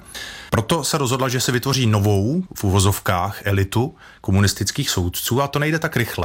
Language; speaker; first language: Czech; native; Czech